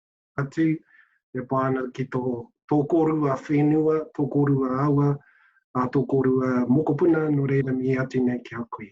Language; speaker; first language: Māori; non-native, local second language; English